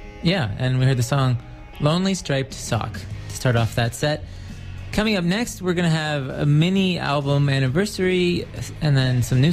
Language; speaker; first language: English; native; English